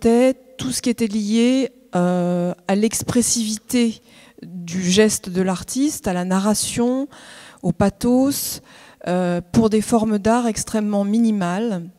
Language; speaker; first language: French; native; French